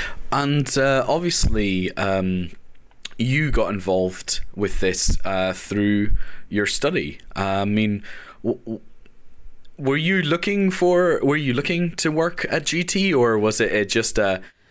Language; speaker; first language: English; native; English